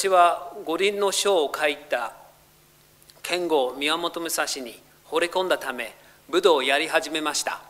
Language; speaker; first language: Japanese; non-native, fluent; English